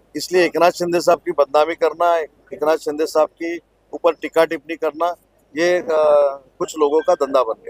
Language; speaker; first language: Hindi; non-native, local second language; Marathi